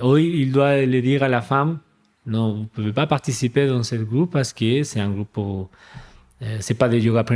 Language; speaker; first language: French; non-native, fluent; Spanish